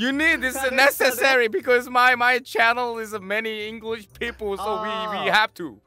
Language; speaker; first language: English; non-native, learner; Korean